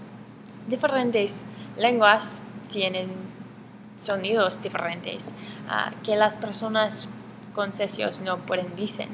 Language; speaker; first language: Spanish; non-native, learner; English